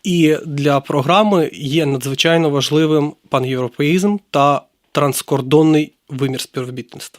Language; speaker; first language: Ukrainian; native; Ukrainian